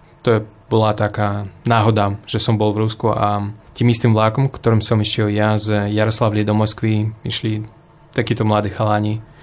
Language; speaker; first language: Slovak; non-native, fluent; Russian